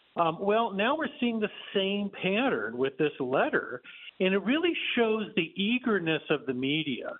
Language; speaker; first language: English; native; English